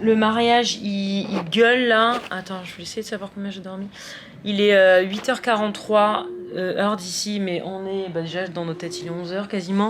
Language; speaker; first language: French; native; French